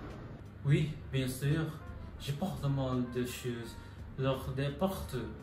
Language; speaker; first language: French; non-native, learner; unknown